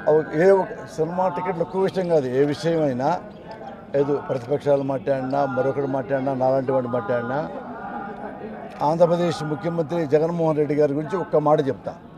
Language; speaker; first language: Telugu; native; Telugu